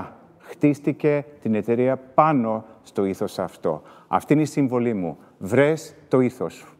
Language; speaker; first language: Greek; early bilingual, heritage; Greek